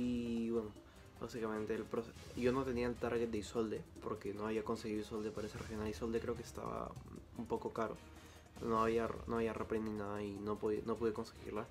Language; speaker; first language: Spanish; native; Spanish